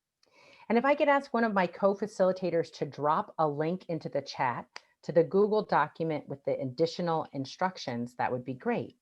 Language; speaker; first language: English; native; English